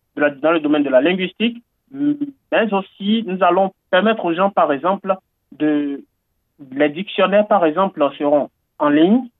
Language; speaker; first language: French; non-native, local second language; Fon